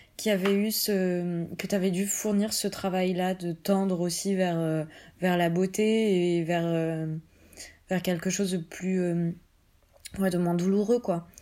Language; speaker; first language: French; native; French